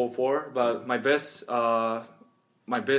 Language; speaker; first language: English; non-native, learner; Japanese